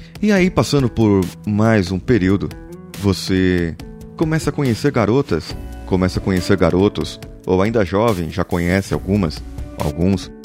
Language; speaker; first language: Portuguese; native; Portuguese